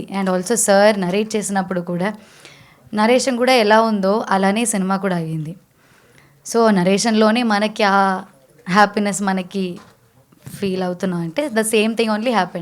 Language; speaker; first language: Telugu; non-native, learner; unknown